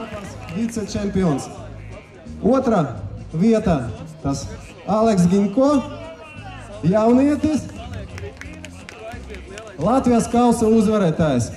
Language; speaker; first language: Latvian; non-native, local second language; Russian